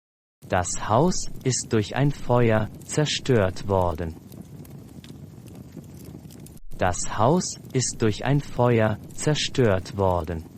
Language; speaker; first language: German; non-native, fluent; Persian